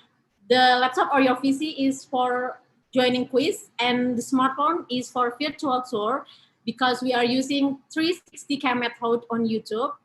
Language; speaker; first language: English; non-native, fluent; Indonesian